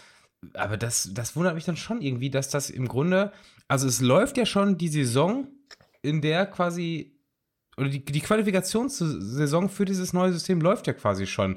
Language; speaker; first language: German; native; German